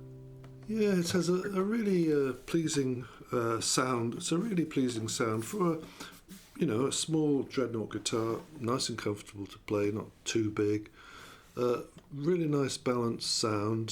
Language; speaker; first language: English; native; English